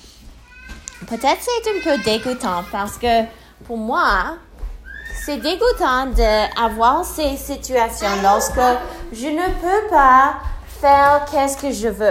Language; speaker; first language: French; non-native, learner; English